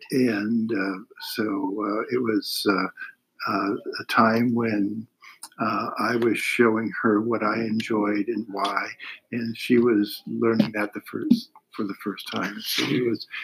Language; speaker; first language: English; native; English